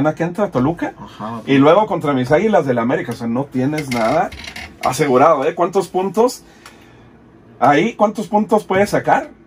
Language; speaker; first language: Spanish; native; Spanish